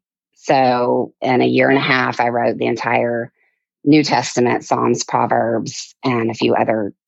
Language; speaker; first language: English; native; English